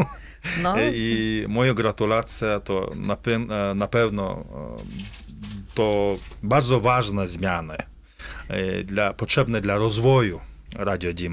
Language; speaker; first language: Polish; non-native, fluent; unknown